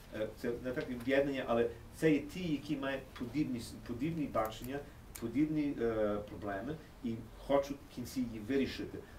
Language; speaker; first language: Ukrainian; early bilingual, heritage; English